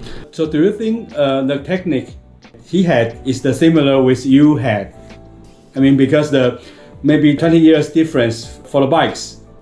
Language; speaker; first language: English; non-native, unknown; Chinese